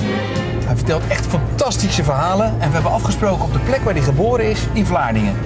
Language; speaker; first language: Dutch; native; Dutch